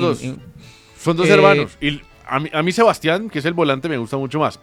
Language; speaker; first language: Spanish; native; Spanish